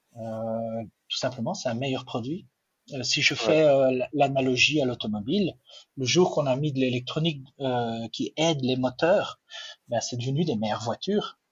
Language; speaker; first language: French; non-native, local second language; Dutch